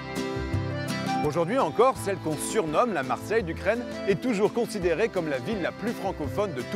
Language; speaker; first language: French; native; French